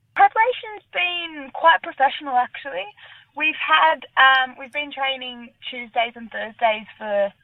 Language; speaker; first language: English; native; English